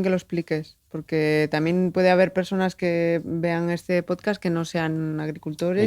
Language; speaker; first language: Spanish; native; Spanish